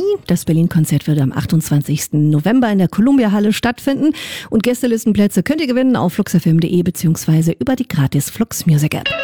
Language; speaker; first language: German; native; German